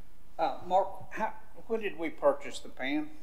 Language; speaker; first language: English; native; English